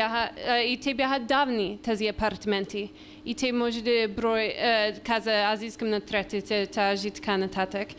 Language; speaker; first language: Bulgarian; non-native, learner; English